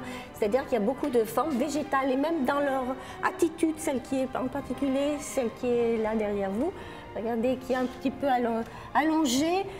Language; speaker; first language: French; native; French